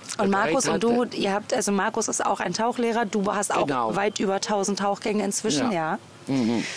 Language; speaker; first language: German; native; German